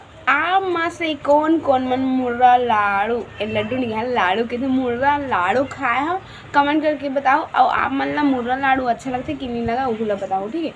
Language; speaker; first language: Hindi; non-native, local second language; Chhattisgarhi